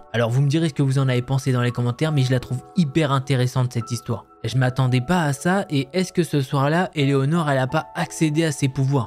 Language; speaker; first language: French; native; French